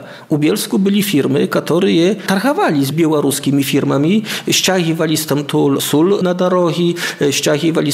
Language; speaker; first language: Polish; non-native, local second language; Belarusian